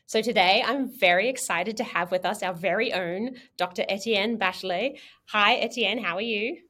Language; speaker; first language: English; native; English